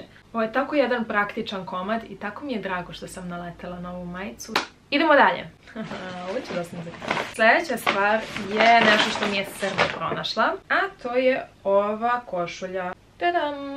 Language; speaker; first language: Serbian; native; Serbian